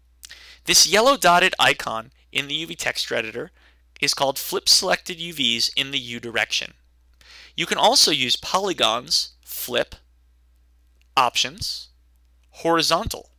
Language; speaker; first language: English; native; English